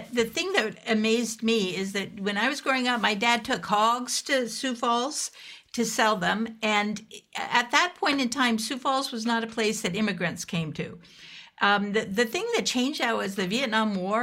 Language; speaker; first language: English; native; English